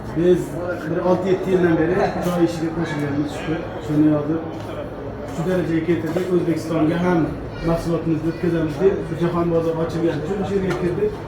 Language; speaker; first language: Uzbek; non-native, local second language; Turkmen